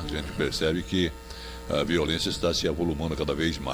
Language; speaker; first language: Portuguese; native; Portuguese